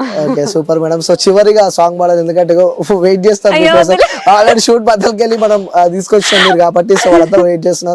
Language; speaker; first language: Telugu; native; Telugu